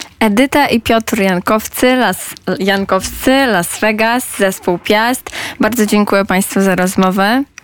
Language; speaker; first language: Polish; native; Polish